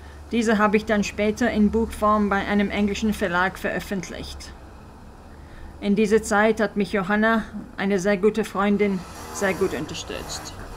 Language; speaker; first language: German; early bilingual, heritage; German